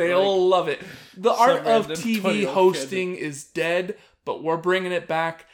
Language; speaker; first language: English; native; English